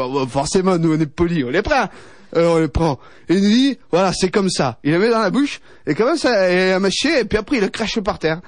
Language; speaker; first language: French; native; French